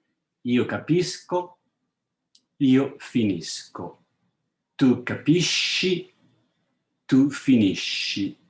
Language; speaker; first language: Italian; non-native, fluent; English